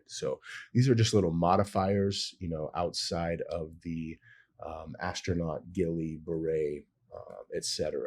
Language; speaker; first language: English; native; English